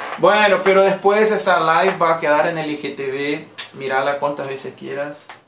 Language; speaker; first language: Spanish; non-native, fluent; Portuguese